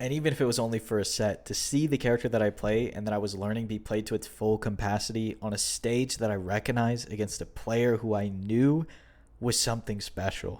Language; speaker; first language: English; native; English